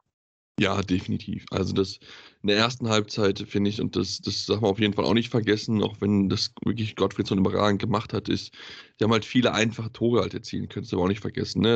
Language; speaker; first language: German; native; German